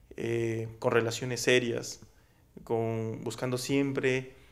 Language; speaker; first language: Spanish; native; Spanish